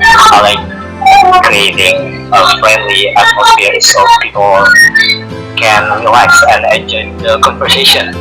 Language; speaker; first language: English; non-native, learner; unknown